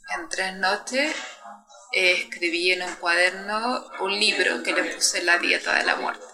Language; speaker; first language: Spanish; native; Spanish